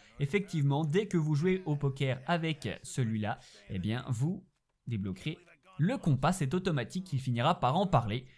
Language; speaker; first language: French; native; French